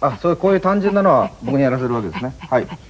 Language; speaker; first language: Japanese; native; Japanese